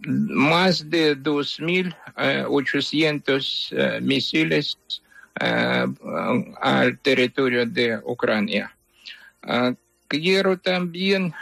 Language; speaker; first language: Spanish; non-native, fluent; Ukrainian